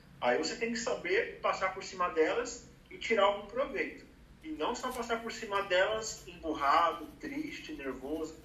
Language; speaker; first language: Portuguese; native; Portuguese